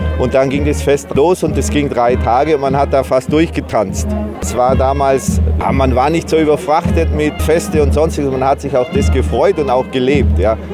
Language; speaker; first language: German; native; German